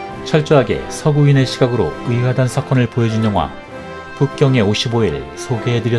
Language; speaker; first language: Korean; native; Korean